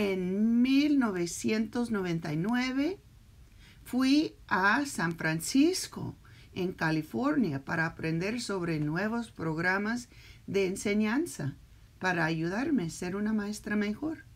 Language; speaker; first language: Spanish; early bilingual, heritage; Spanish